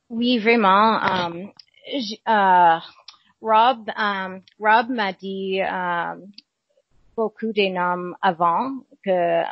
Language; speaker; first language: French; non-native, learner; English